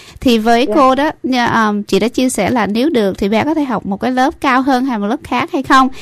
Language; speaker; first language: Vietnamese; early bilingual, heritage; Vietnamese